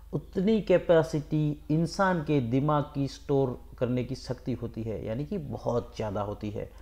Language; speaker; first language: Hindi; non-native, local second language; Gujarati